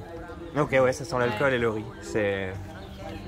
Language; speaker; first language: French; native; French